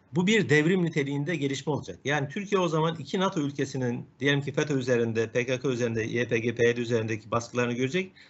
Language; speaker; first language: Turkish; native; Turkish